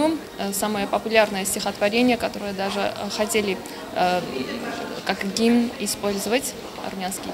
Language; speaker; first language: Russian; non-native, fluent; Armenian